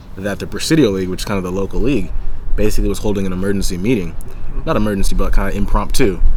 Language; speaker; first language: English; native; English